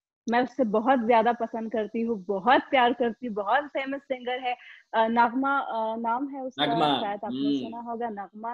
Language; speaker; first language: Hindi; non-native, fluent; Pashto